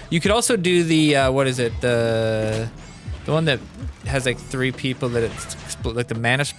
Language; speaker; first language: English; native; English